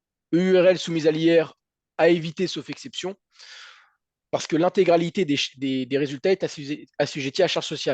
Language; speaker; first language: French; native; French